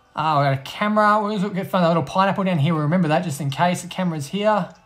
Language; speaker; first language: English; native; English